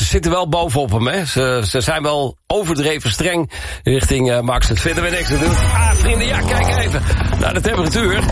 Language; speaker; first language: Dutch; native; Dutch